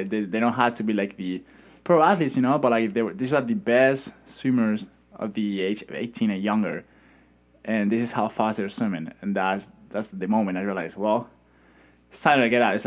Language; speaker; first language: English; non-native, fluent; Spanish